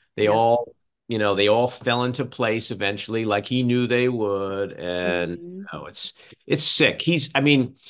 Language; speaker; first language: English; native; English